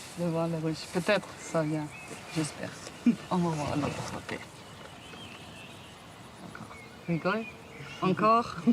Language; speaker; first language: French; non-native, learner; German